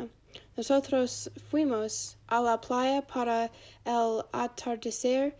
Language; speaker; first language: Spanish; non-native, learner; English